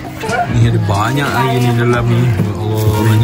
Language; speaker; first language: Malay; native; Malay